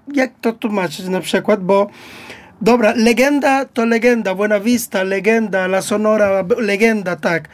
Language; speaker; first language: Polish; non-native, learner; Spanish